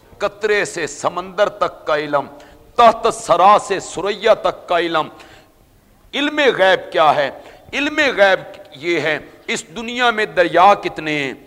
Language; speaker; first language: Urdu; non-native, local second language; Punjabi